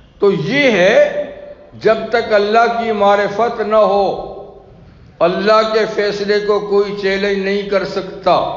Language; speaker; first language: Urdu; non-native, local second language; Pashto